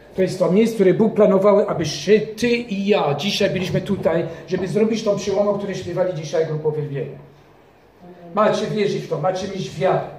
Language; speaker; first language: Polish; non-native, fluent; French